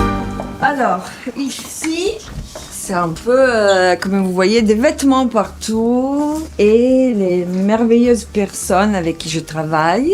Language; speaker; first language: French; non-native, fluent; Italian